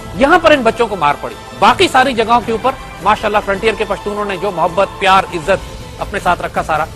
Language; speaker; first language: Urdu; native; Urdu